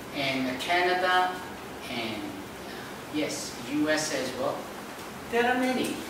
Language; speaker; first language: English; non-native, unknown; Korean